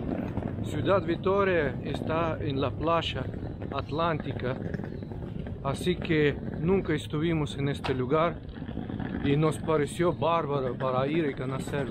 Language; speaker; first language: Spanish; non-native, fluent; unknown